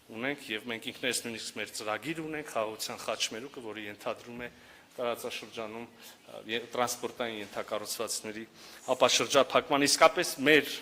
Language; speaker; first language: Armenian; native; Armenian